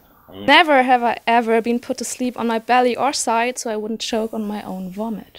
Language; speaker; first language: English; non-native, fluent; German